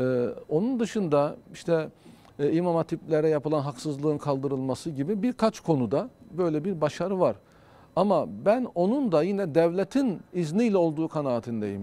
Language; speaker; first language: Turkish; native; Turkish